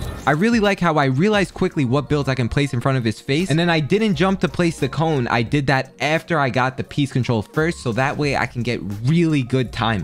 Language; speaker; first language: English; native; English